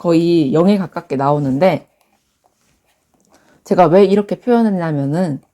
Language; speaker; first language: Korean; native; Korean